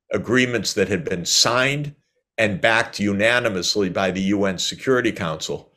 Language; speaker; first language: English; native; English